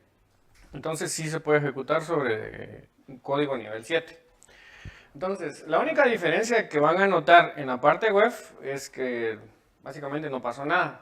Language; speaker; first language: Spanish; native; Spanish